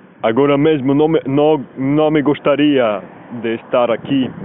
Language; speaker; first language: Portuguese; non-native, learner; Spanish